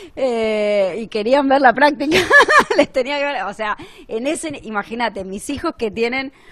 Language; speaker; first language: Spanish; native; Spanish